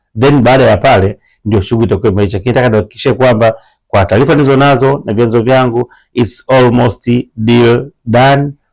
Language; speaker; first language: Swahili; native; Swahili